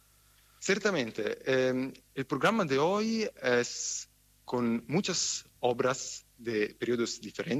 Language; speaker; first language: Spanish; non-native, fluent; Italian